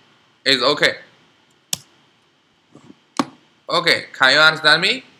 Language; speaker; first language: English; non-native, learner; Chinese